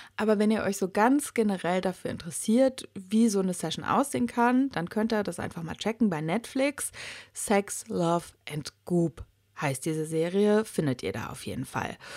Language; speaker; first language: German; native; German